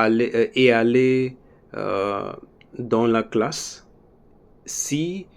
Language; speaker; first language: French; non-native, learner; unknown